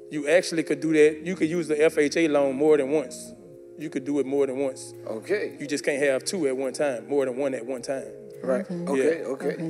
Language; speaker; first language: English; native; English